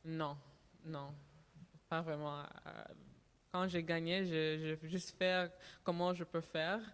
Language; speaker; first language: French; non-native, learner; English